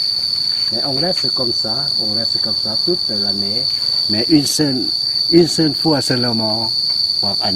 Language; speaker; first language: French; non-native, fluent; Lao